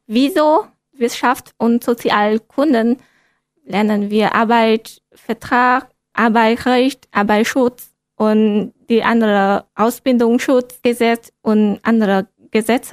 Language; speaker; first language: German; non-native, learner; Vietnamese